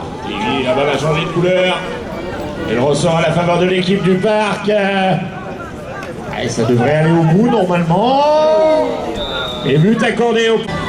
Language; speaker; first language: French; native; French